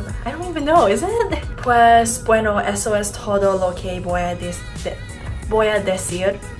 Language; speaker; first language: Spanish; non-native, learner; Cantonese